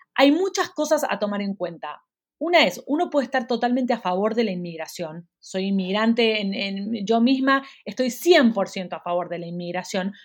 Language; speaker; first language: Spanish; native; Spanish